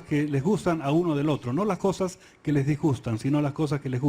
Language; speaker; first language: Spanish; native; Spanish